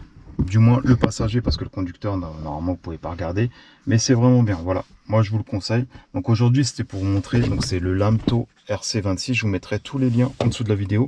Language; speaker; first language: French; native; French